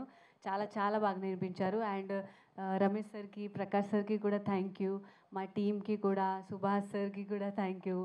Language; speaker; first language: Telugu; non-native, learner; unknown